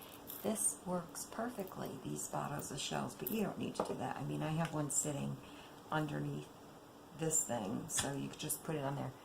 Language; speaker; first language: English; native; English